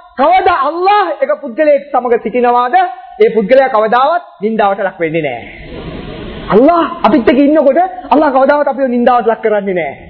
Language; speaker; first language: Sinhala; non-native, local second language; Tamil